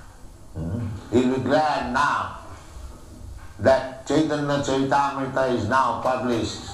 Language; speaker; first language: English; non-native, local second language; Bangla